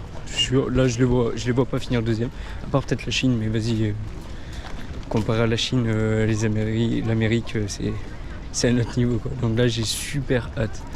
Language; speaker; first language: French; native; French